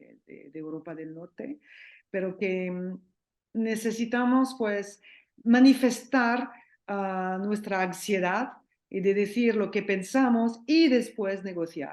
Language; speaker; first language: Spanish; non-native, fluent; French